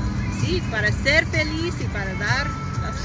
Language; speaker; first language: Spanish; non-native, learner; English